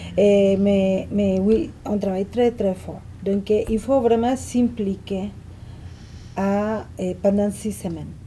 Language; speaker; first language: French; non-native, fluent; Spanish